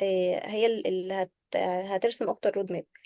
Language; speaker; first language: Arabic; native; Arabic